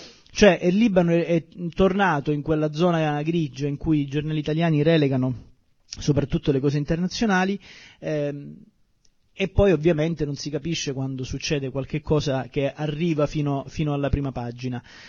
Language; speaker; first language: Italian; native; Italian